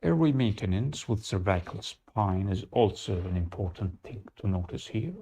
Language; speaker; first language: English; non-native, fluent; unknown